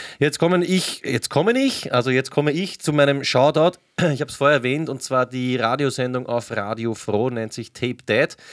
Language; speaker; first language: German; native; German